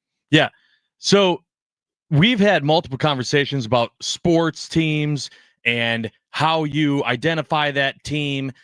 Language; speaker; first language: English; native; English